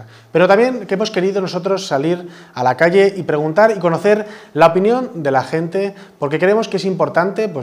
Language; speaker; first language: Spanish; native; Spanish